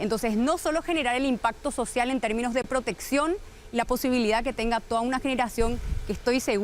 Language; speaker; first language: Spanish; native; Spanish